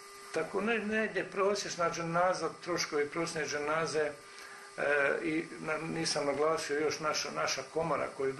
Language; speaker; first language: Croatian; native; Croatian